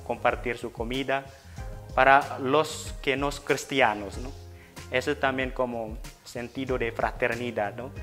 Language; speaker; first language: Spanish; non-native, fluent; Indonesian